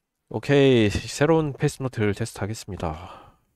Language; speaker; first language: Korean; native; Korean